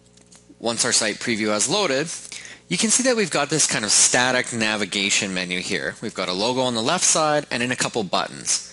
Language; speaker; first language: English; native; English